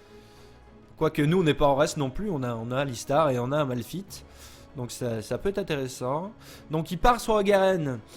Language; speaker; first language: French; native; French